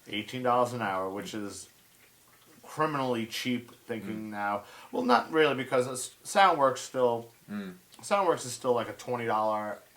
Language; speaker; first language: English; native; English